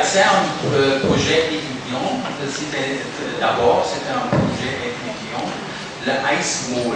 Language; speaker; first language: French; non-native, fluent; German